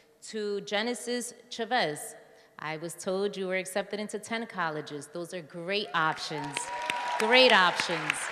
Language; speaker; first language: English; early bilingual, other home language; Spanish